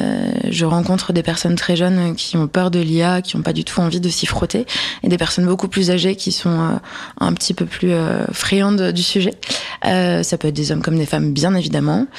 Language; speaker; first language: French; native; French